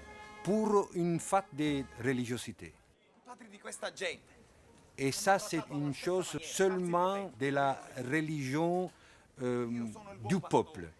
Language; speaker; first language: French; non-native, fluent; Italian